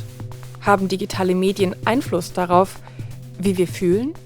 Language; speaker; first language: German; native; German